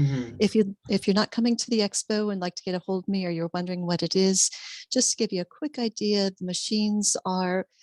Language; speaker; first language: English; native; English